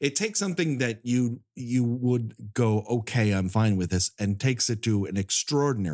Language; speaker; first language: English; native; English